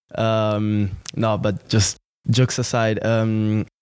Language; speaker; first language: English; non-native, fluent; Italian